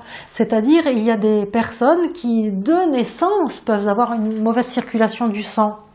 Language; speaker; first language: French; native; French